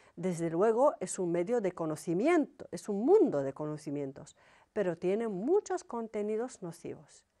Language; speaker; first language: Spanish; non-native, fluent; Arabic